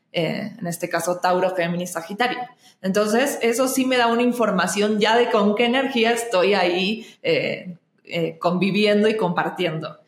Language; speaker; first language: Spanish; native; Spanish